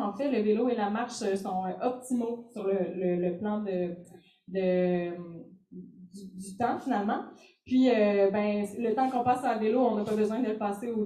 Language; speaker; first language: French; native; French